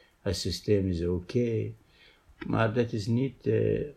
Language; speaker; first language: Dutch; non-native, fluent; Arabic